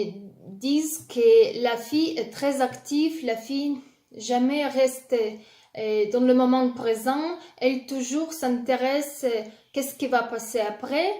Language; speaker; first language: French; non-native, learner; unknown